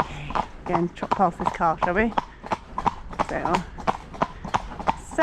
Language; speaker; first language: English; native; English